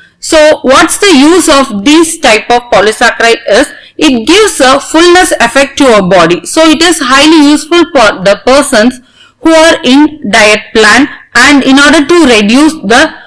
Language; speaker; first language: English; non-native, local second language; Tamil